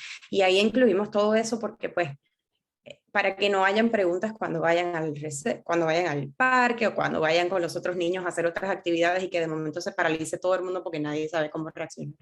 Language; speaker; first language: Spanish; native; Spanish